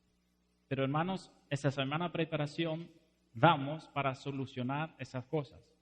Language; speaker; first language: Spanish; non-native, fluent; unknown